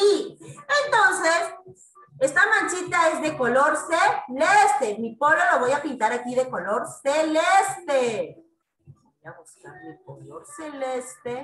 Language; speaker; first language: Spanish; native; Spanish